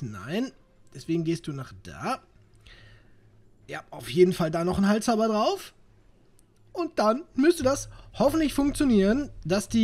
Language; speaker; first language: German; native; German